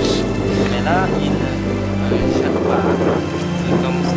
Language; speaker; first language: French; non-native, learner; Khmer